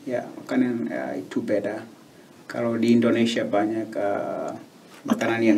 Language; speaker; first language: Malay; non-native, learner; Swahili